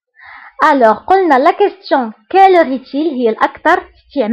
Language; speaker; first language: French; non-native, local second language; Arabic